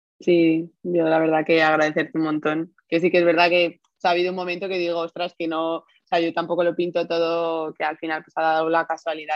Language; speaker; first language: Spanish; native; Spanish